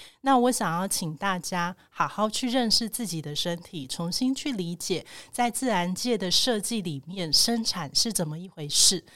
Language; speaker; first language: Chinese; native; Chinese